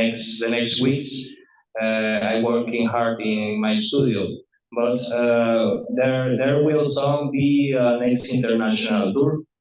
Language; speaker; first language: English; non-native, learner; Spanish